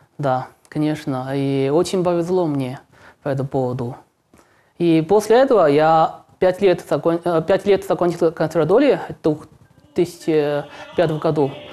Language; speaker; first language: Russian; non-native, learner; Chinese